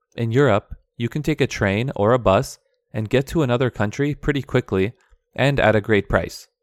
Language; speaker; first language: English; early bilingual, other home language; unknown